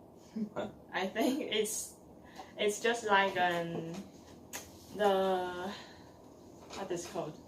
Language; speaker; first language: English; non-native, learner; Chinese